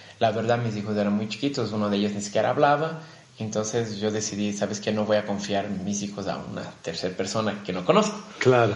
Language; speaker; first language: Spanish; non-native, fluent; Portuguese